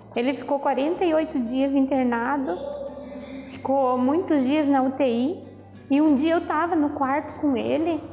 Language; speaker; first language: Portuguese; native; Portuguese